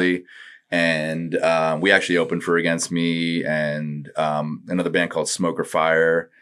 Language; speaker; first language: English; native; English